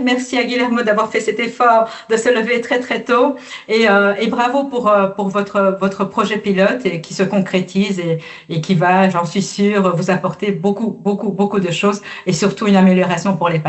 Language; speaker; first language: French; native; French